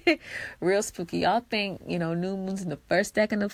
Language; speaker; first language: English; native; English